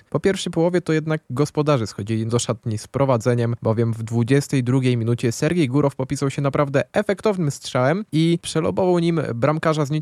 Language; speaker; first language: Polish; native; Polish